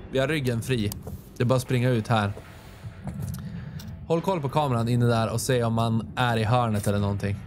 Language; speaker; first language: Swedish; native; Swedish